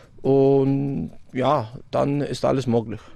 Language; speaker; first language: German; non-native, fluent; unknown